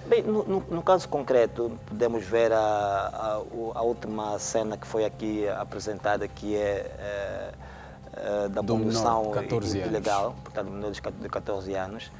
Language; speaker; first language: Portuguese; native; Portuguese